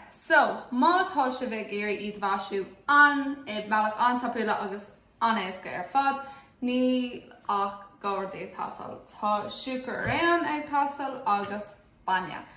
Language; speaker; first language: Irish; non-native, local second language; English